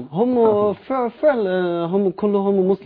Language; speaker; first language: Arabic; non-native, learner; Chinese